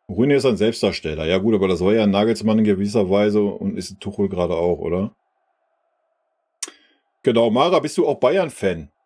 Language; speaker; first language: German; native; German